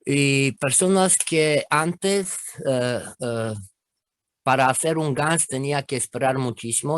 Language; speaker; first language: Spanish; non-native, fluent; Romanian